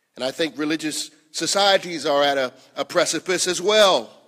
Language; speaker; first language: English; native; English